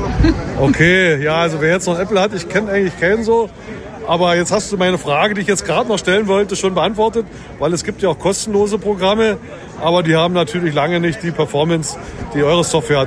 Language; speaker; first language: German; native; German